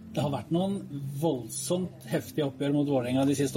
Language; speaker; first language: Norwegian; native; Norwegian